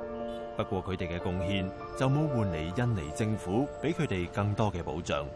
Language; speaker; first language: Cantonese; native; Cantonese